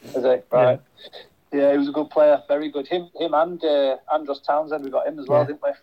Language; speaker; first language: English; native; English